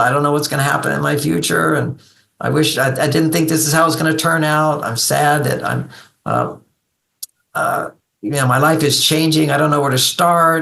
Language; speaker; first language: English; native; English